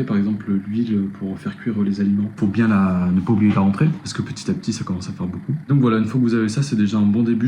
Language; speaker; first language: French; native; French